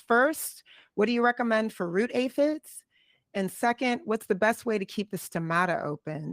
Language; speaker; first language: English; native; English